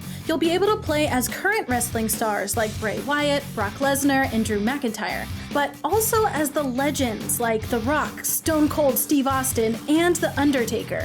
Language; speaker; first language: English; native; English